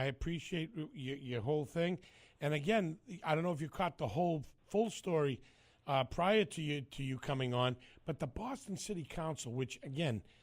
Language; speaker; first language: English; native; English